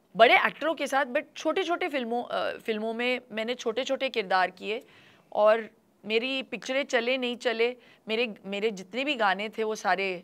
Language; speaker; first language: Hindi; non-native, local second language; Tulu